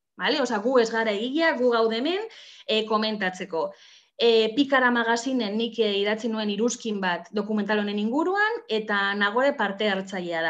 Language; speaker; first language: Basque; non-native, local second language; Spanish